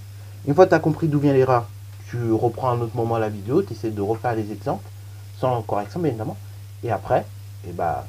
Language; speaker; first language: French; native; French